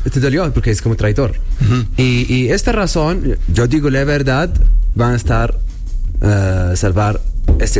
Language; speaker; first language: Spanish; non-native, learner; Arabic